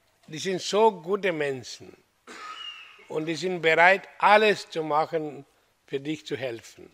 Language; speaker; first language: German; non-native, learner; Hindi